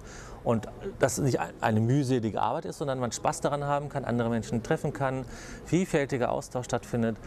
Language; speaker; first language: German; native; German